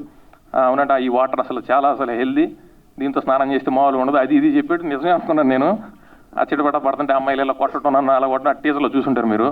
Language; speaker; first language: Telugu; native; Telugu